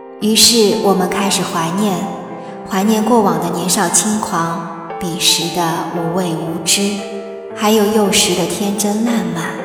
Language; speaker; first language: Chinese; native; Chinese